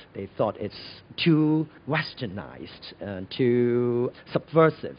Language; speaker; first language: English; non-native, local second language; Cantonese